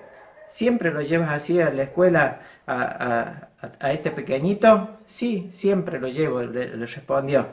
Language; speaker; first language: Spanish; native; Spanish